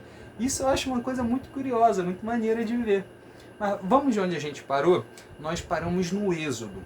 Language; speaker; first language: Portuguese; native; Portuguese